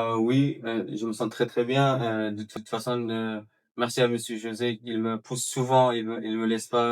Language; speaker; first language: French; non-native, fluent; Persian